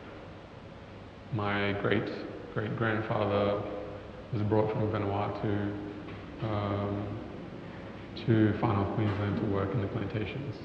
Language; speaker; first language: English; native; English